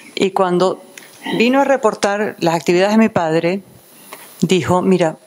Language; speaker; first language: Spanish; native; Spanish